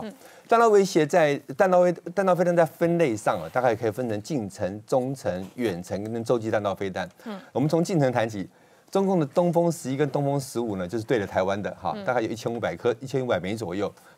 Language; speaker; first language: Chinese; native; Chinese